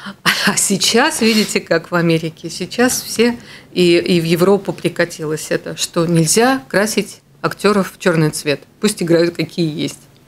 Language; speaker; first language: Russian; native; Russian